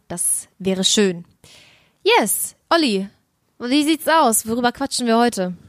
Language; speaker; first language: German; early bilingual, other home language; Russian